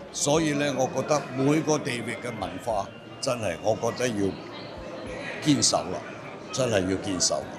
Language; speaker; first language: Cantonese; non-native, local second language; Hakka Chinese